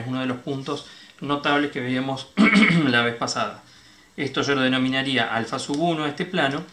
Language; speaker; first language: Spanish; native; Spanish